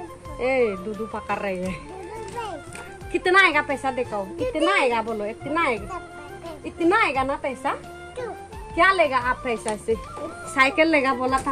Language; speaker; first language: Hindi; non-native, local second language; Chakma